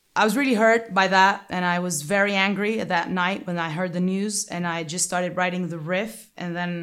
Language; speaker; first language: English; non-native, fluent; Greek